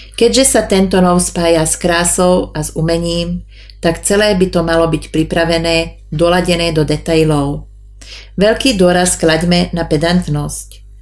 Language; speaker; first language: Slovak; non-native, local second language; Hungarian